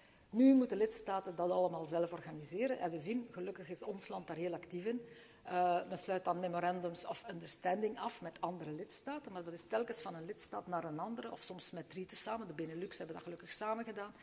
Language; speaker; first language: Dutch; native; Dutch